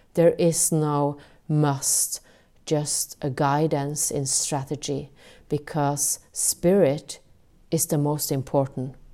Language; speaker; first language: English; non-native, fluent; Norwegian